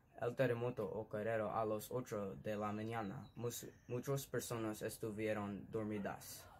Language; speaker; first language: Spanish; non-native, learner; English